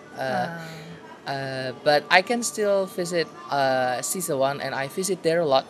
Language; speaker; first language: English; non-native, fluent; Indonesian